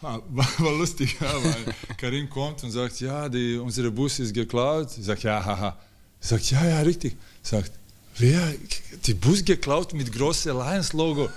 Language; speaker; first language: German; non-native, learner; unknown